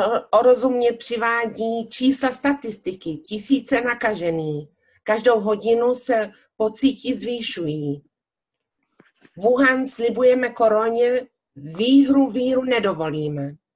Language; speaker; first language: Czech; native; Czech